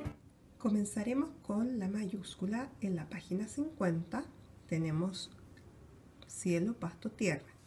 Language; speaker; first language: Spanish; native; Spanish